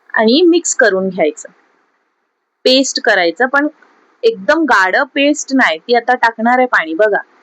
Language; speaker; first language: Marathi; non-native, local second language; Urdu